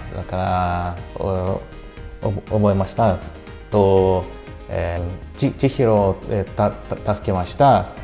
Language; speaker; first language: Japanese; non-native, learner; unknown